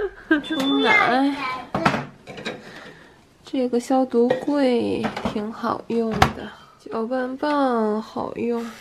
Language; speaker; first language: Chinese; native; Chinese